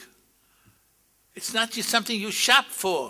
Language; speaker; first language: English; native; English